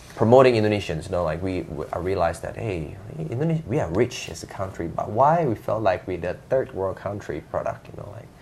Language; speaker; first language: English; non-native, fluent; Indonesian